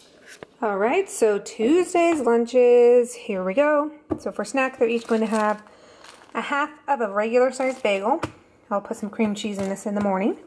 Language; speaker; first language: English; native; English